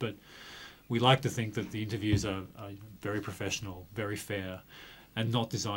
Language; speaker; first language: English; native; English